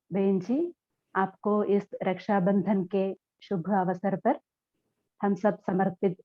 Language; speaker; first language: Hindi; non-native, local second language; Malayalam